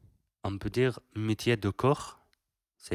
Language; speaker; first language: French; non-native, learner; Persian